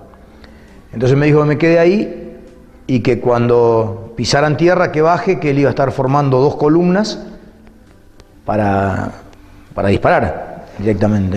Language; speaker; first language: Spanish; native; Spanish